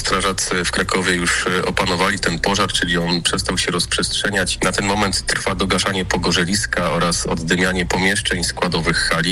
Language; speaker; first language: Polish; native; Polish